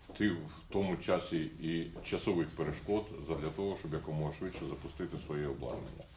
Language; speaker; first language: Ukrainian; native; Ukrainian